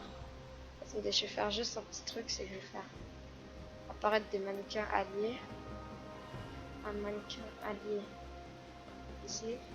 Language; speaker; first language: French; native; French